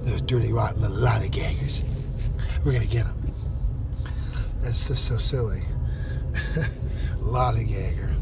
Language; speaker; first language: English; native; English